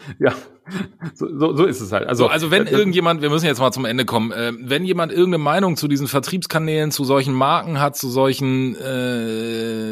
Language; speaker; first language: German; native; German